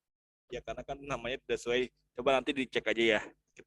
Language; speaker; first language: Indonesian; native; Indonesian